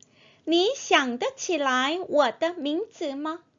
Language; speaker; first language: Chinese; non-native, fluent; Korean